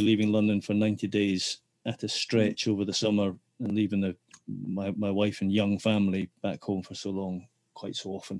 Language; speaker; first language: English; native; English